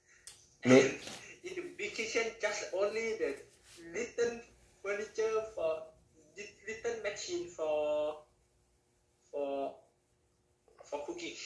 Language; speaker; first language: English; non-native, learner; Thai